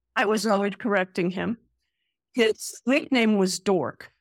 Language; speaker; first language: English; native; English